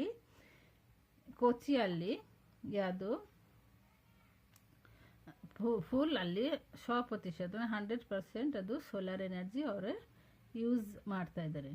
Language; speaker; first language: Kannada; non-native, local second language; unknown